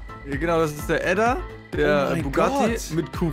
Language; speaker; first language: German; native; German